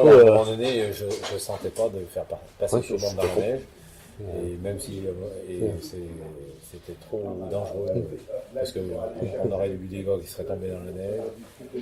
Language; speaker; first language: French; native; French